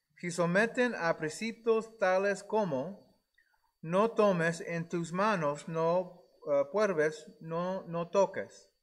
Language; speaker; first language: Spanish; non-native, fluent; English